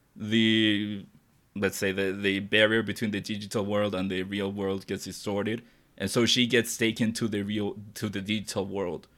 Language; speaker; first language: English; non-native, fluent; Spanish